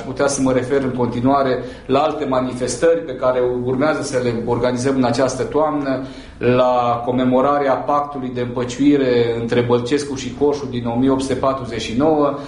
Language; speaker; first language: Romanian; native; Romanian